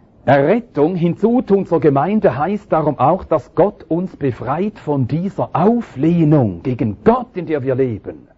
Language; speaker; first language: German; native; German